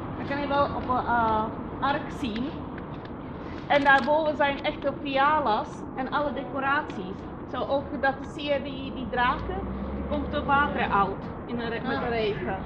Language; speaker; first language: Dutch; non-native, fluent; Czech